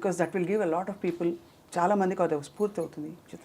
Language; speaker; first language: Telugu; native; Telugu